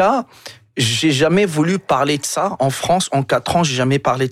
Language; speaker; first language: French; non-native, local second language; Arabic